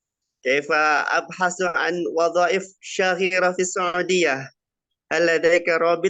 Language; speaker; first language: Arabic; non-native, learner; Indonesian